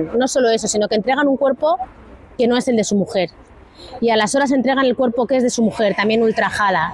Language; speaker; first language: Spanish; native; Spanish